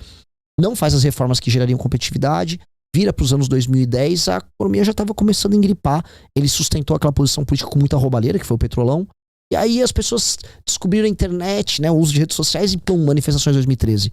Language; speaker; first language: Portuguese; native; Portuguese